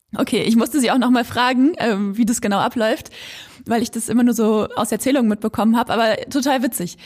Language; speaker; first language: German; native; German